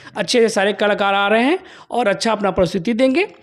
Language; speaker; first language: Hindi; native; Hindi